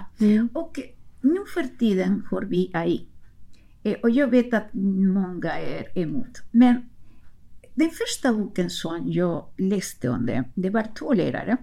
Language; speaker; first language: Swedish; non-native, fluent; Spanish